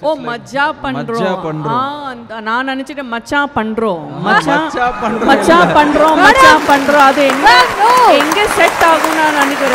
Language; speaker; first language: Tamil; non-native, learner; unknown